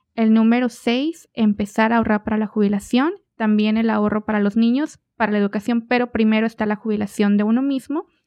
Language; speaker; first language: Spanish; native; Spanish